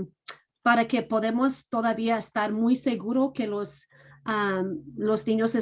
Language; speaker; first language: Spanish; non-native, fluent; English